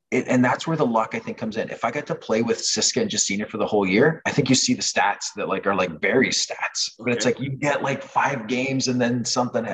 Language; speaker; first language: English; non-native, fluent; French